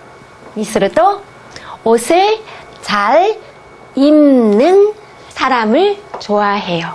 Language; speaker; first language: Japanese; non-native, fluent; Korean